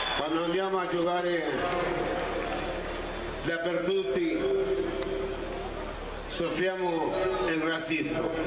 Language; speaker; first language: Italian; non-native, fluent; Spanish